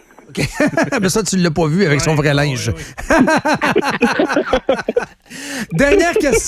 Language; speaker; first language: French; native; French